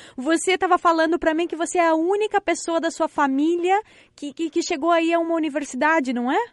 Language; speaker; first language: Portuguese; native; Portuguese